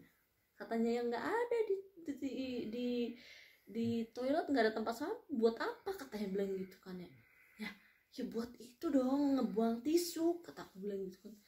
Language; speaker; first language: Indonesian; non-native, local second language; Javanese